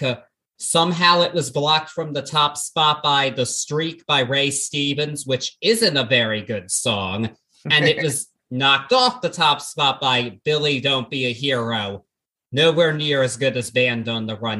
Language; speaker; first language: English; native; English